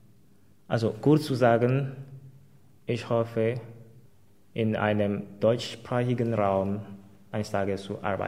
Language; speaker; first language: German; non-native, fluent; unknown